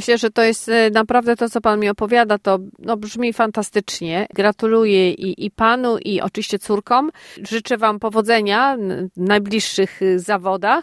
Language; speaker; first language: Polish; native; Polish